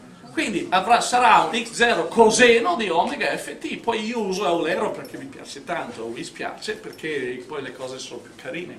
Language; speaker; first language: Italian; native; Italian